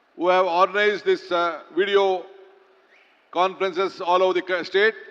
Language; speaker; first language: English; non-native, local second language; Kannada